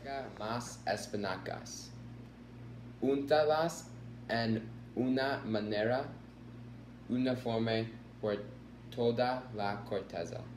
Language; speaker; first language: Spanish; non-native, learner; English